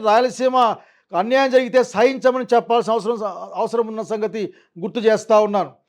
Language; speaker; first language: Telugu; native; Telugu